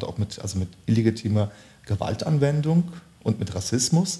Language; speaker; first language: German; early bilingual, other home language; Turkish